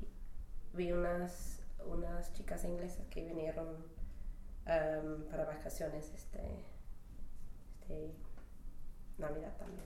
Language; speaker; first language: Spanish; non-native, fluent; English